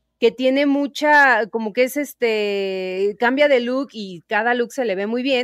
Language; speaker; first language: Spanish; native; Spanish